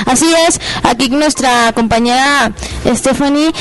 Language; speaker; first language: Spanish; native; Spanish